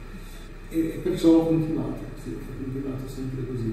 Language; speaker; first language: Italian; non-native, fluent; Albanian